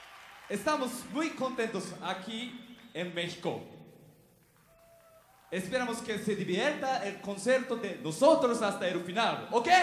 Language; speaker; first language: Spanish; non-native, learner; Japanese